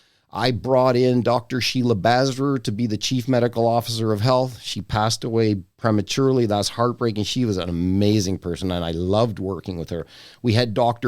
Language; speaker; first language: English; native; English